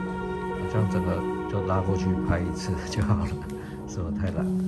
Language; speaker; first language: Chinese; native; Chinese